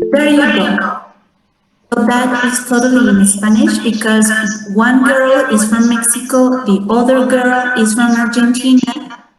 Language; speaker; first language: English; non-native, fluent; Spanish